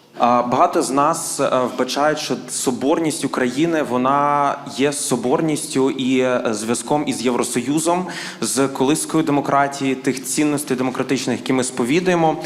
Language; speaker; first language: Ukrainian; native; Ukrainian